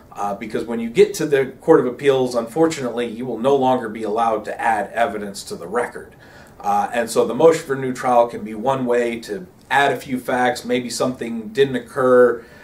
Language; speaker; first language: English; native; English